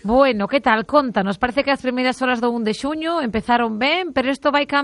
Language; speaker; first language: Spanish; native; Spanish